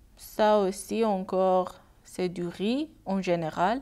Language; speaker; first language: French; non-native, learner; Persian